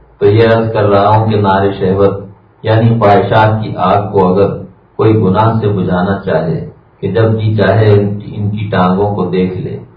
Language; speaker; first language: Urdu; native; Urdu